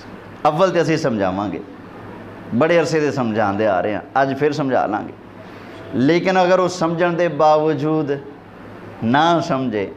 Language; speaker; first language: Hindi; non-native, local second language; Punjabi